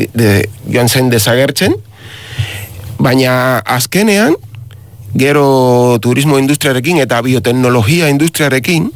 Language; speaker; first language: Basque; non-native, learner; Spanish